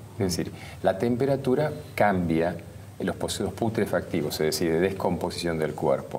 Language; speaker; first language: Spanish; native; Spanish